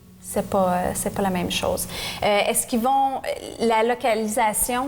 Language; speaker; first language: French; native; French